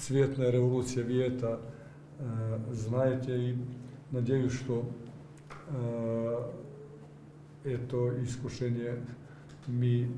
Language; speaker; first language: Russian; non-native, learner; Serbian